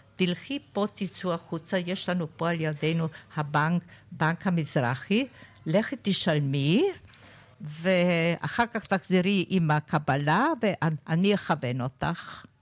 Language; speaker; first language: Hebrew; non-native, fluent; German